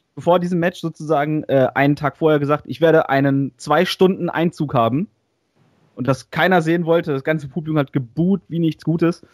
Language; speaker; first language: German; native; German